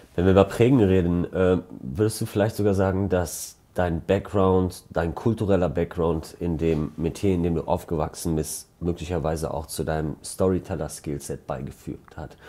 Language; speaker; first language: German; early bilingual, other home language; Persian